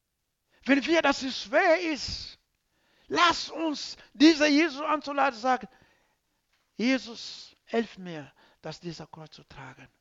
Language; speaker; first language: German; non-native, learner; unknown